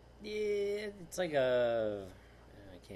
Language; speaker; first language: English; native; English